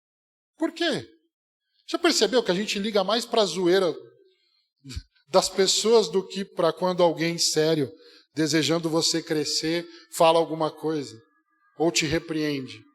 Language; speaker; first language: Portuguese; native; Portuguese